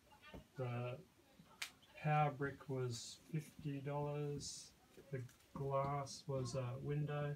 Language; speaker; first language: English; native; English